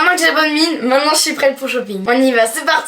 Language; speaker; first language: French; native; French